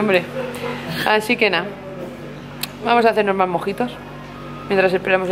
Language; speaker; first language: Spanish; native; Spanish